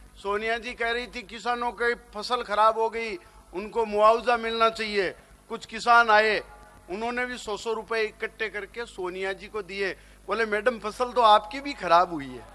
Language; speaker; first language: Hindi; native; Hindi